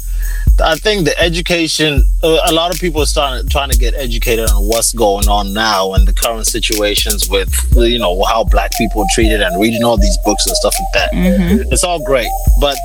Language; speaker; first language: English; non-native, local second language; Shona